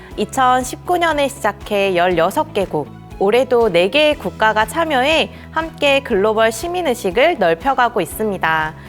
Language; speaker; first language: Korean; native; Korean